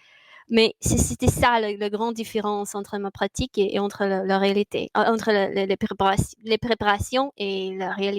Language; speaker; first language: French; non-native, fluent; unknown